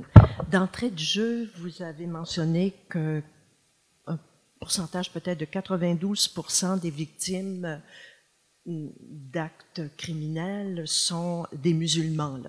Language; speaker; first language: French; native; French